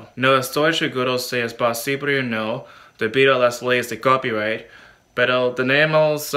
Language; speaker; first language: Spanish; non-native, learner; English